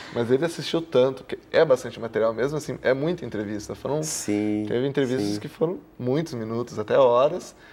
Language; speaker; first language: Portuguese; native; Portuguese